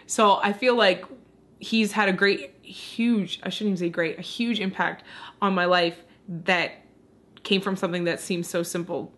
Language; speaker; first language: English; native; English